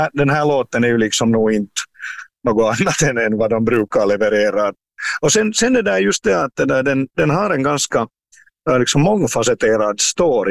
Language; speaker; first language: Swedish; native; Swedish